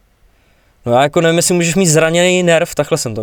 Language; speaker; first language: Czech; native; Czech